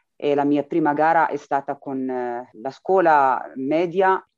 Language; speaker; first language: Italian; non-native, fluent; Arabic